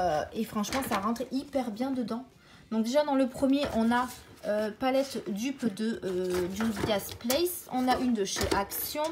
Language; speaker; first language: French; native; French